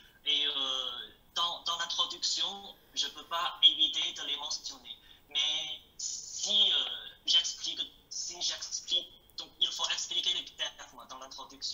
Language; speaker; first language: French; non-native, learner; Chinese